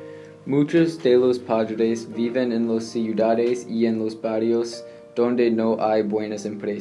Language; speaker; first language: Spanish; non-native, learner; English